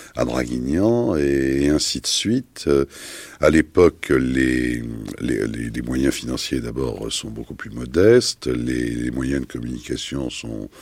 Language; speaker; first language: French; native; French